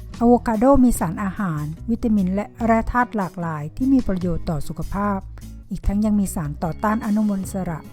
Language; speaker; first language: Thai; native; Thai